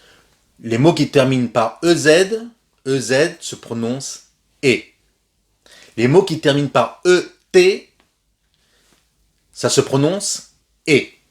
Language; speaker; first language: French; non-native, fluent; Spanish